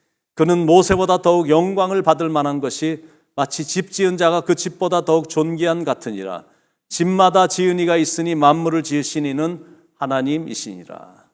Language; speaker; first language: Korean; native; Korean